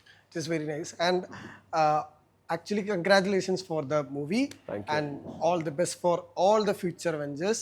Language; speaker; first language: English; non-native, local second language; Malayalam